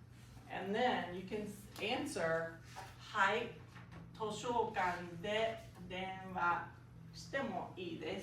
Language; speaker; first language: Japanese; non-native, fluent; English